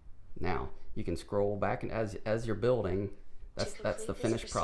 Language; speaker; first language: English; native; English